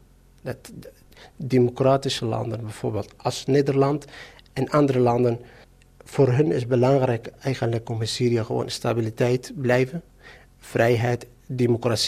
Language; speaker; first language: Dutch; non-native, fluent; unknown